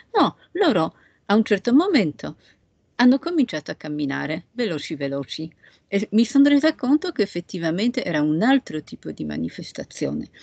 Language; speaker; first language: Italian; non-native, fluent; Polish